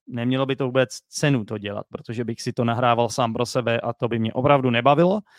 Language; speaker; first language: Czech; native; Czech